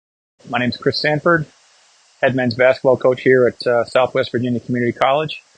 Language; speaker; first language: English; native; English